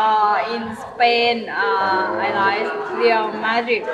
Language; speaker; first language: English; non-native, learner; Thai